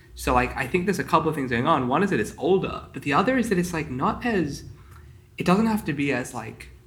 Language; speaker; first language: English; native; English